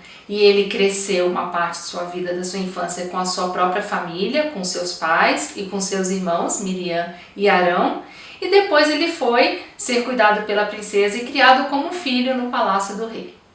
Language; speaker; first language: Portuguese; native; Portuguese